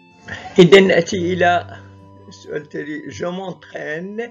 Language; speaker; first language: Arabic; native; Arabic